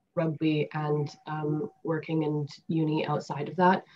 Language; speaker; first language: English; native; English